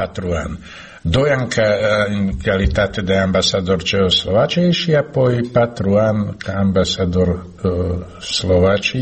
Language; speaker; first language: Romanian; non-native, fluent; Slovak